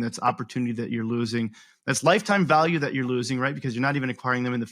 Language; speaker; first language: English; native; English